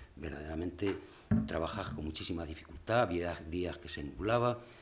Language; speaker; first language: Spanish; native; Spanish